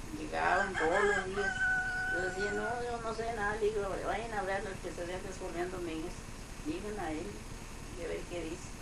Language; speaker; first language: Spanish; non-native, local second language; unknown